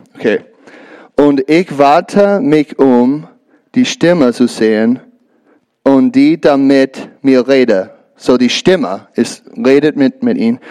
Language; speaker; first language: German; non-native, learner; English